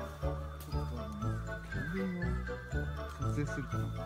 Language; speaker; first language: Japanese; native; Japanese